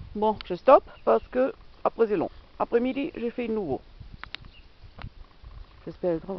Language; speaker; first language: French; non-native, learner; German